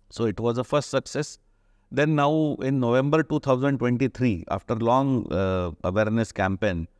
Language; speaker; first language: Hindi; non-native, local second language; Marathi